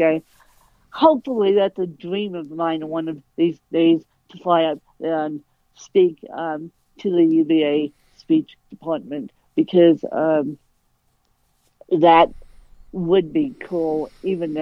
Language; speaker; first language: English; native; English